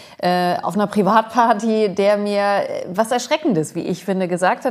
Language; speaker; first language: German; early bilingual, other home language; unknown